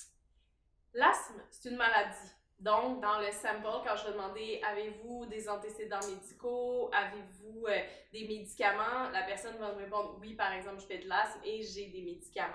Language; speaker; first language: French; native; French